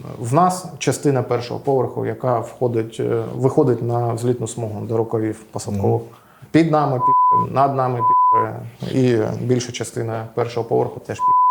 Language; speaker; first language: Ukrainian; non-native, local second language; Russian